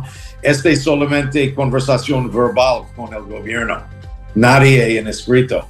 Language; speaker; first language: Spanish; non-native, learner; English